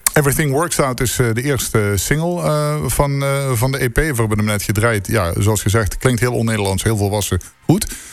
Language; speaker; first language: Dutch; native; Dutch